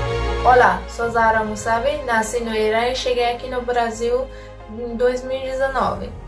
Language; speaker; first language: Portuguese; non-native, fluent; Persian